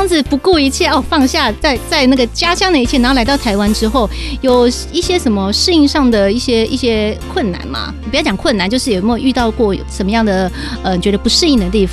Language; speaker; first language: Chinese; native; Chinese